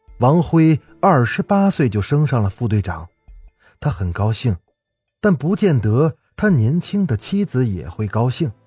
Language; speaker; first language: Chinese; native; Chinese